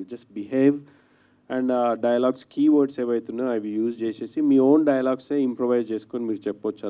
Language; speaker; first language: Telugu; native; Telugu